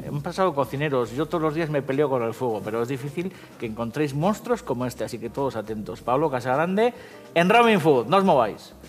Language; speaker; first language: Spanish; native; Spanish